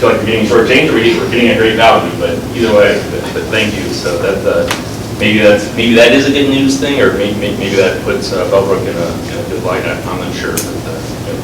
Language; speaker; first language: English; native; English